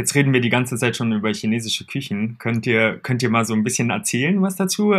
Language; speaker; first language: German; native; German